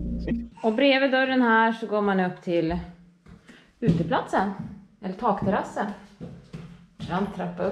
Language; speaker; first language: Swedish; native; Swedish